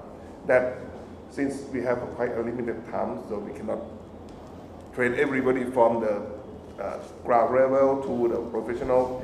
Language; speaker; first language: English; non-native, fluent; Thai